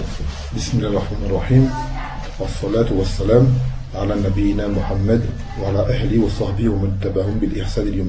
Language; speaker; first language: Arabic; non-native, fluent; French